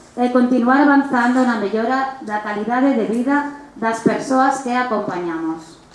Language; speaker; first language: Galician; non-native, fluent; Spanish